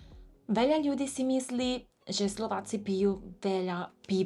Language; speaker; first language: Slovak; non-native, learner; Italian